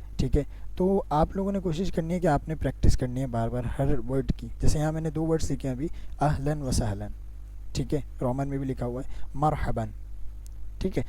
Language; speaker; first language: Urdu; native; Urdu